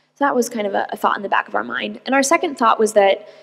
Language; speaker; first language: English; native; English